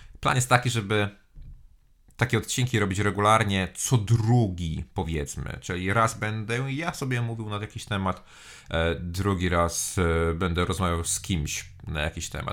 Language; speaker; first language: Polish; native; Polish